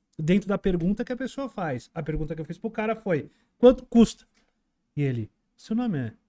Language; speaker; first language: Portuguese; native; Portuguese